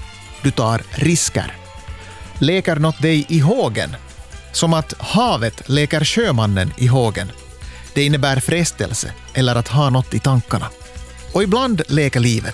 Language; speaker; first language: Swedish; native; Swedish